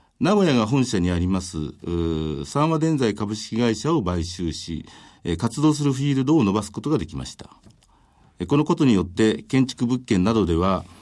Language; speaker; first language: Japanese; native; Japanese